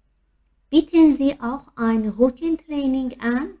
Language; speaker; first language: German; non-native, fluent; Persian